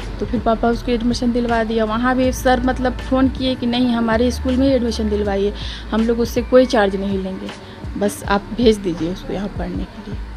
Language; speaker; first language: Hindi; native; Hindi